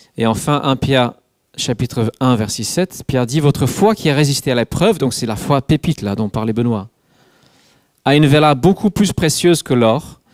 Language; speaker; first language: French; non-native, fluent; English